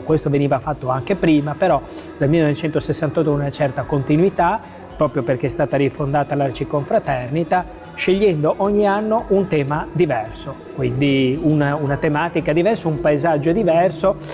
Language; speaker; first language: Italian; native; Italian